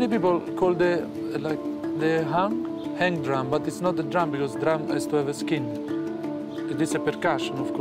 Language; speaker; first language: English; non-native, fluent; Italian